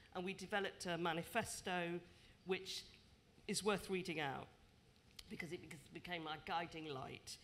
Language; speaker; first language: English; native; English